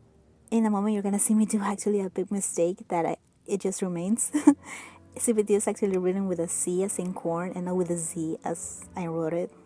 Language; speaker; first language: English; non-native, fluent; Spanish